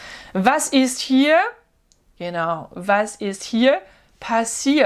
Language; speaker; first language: German; non-native, fluent; French